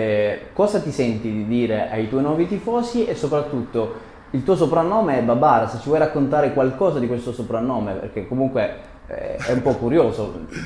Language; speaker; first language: Italian; native; Italian